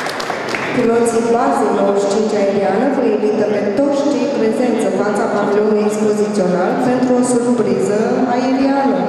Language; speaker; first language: Romanian; native; Romanian